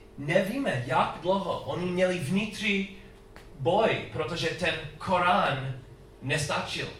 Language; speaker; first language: Czech; non-native, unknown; English